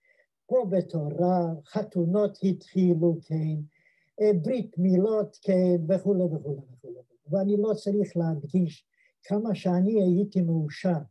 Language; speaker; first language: Hebrew; non-native, fluent; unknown